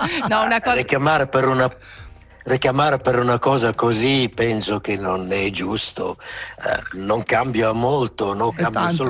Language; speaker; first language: Italian; non-native, local second language; Romansh